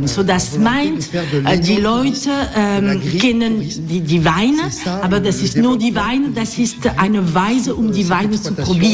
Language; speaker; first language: German; non-native, learner; French